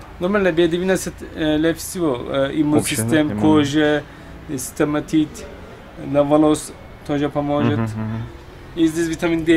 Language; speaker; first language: Russian; non-native, learner; Turkish